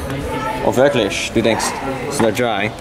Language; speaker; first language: German; non-native, learner; English